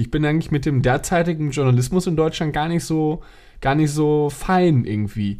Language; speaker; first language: German; native; German